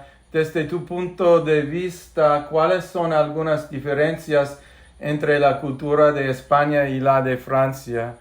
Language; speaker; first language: Spanish; non-native, fluent; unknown